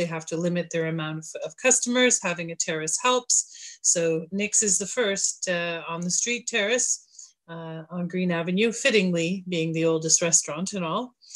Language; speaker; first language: English; native; English